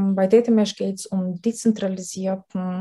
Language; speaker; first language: German; non-native, fluent; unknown